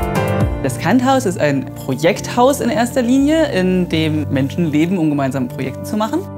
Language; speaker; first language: German; native; German